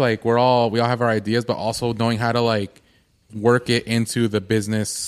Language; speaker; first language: English; early bilingual, other home language; Spanish